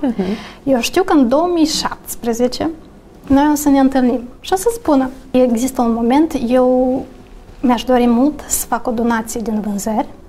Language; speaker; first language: Romanian; native; Romanian